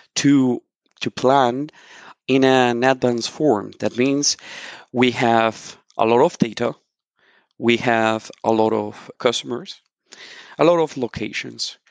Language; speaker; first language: English; non-native, fluent; Spanish